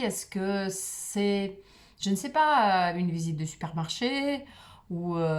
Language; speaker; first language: French; non-native, fluent; Russian